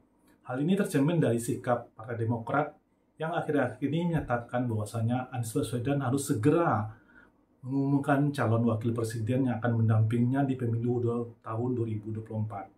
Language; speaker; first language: Indonesian; native; Indonesian